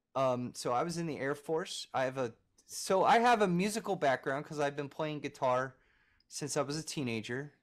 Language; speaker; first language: English; native; English